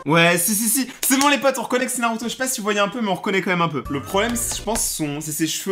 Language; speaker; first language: French; native; French